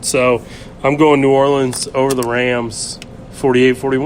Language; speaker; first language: English; native; English